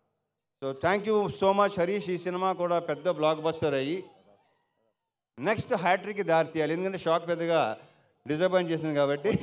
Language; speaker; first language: Telugu; native; Telugu